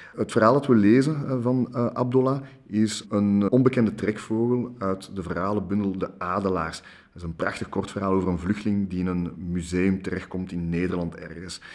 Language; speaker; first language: Dutch; non-native, local second language; French